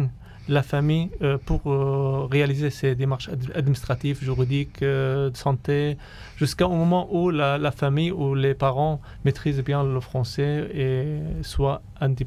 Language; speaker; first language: French; non-native, fluent; Arabic